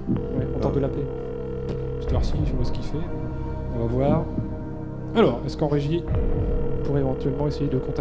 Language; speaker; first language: French; native; French